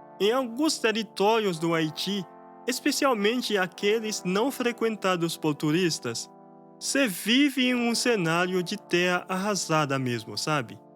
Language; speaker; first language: Portuguese; non-native, fluent; Haitian Creole